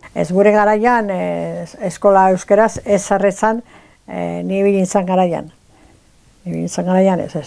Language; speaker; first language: Basque; native; Basque